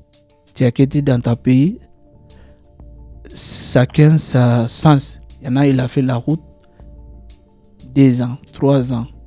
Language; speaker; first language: French; non-native, learner; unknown